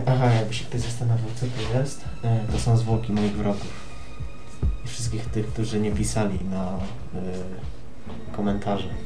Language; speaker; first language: Polish; native; Polish